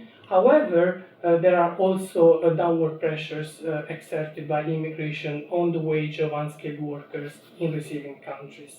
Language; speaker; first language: English; non-native, fluent; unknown